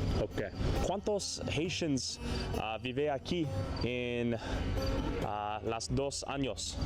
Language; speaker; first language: Spanish; non-native, learner; English